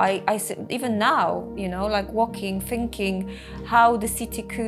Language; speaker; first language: English; non-native, fluent; Polish